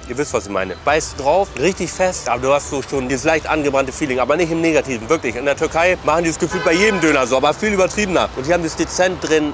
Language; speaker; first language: German; native; German